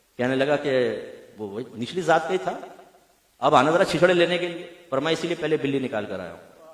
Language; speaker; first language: Urdu; native; Urdu